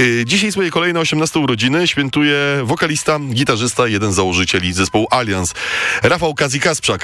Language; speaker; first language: Polish; native; Polish